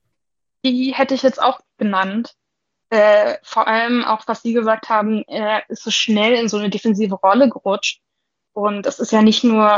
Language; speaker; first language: German; native; German